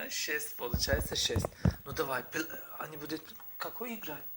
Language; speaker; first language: Russian; non-native, learner; Turkish